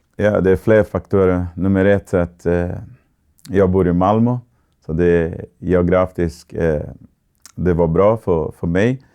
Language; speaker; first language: Swedish; non-native, fluent; Portuguese